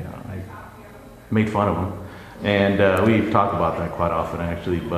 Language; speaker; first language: English; early bilingual, other home language; Spanish